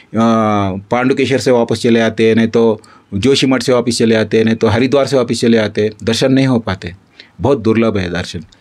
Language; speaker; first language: Hindi; non-native, local second language; Kannada